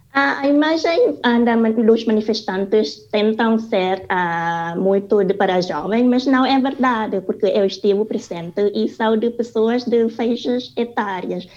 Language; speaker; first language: Portuguese; non-native, fluent; Thai